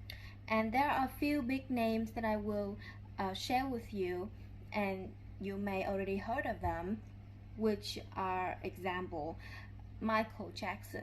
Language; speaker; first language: English; non-native, learner; Vietnamese